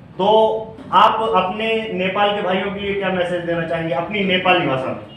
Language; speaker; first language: Hindi; native; Hindi